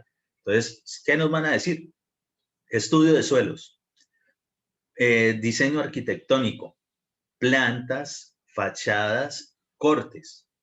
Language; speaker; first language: Spanish; native; Spanish